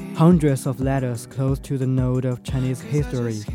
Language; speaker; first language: English; non-native, fluent; Chinese